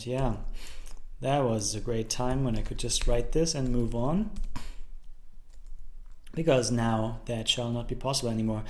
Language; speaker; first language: English; non-native, fluent; German